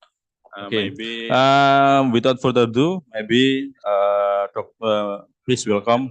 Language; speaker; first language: English; non-native, learner; Indonesian